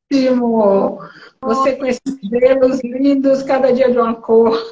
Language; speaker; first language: Portuguese; native; Portuguese